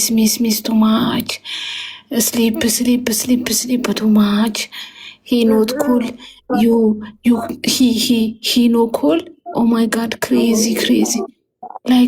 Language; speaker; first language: English; non-native, learner; Amharic